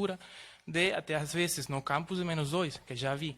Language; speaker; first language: Portuguese; non-native, fluent; Spanish